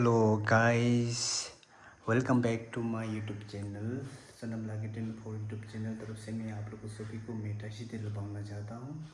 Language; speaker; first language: Hindi; non-native, learner; Tibetan